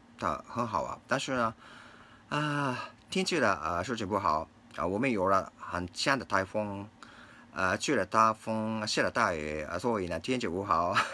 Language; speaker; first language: Chinese; non-native, learner; Japanese